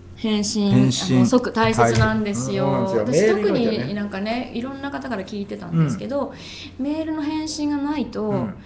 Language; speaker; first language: Japanese; native; Japanese